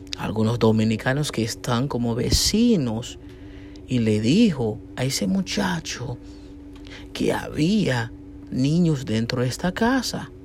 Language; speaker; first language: Spanish; non-native, fluent; Haitian Creole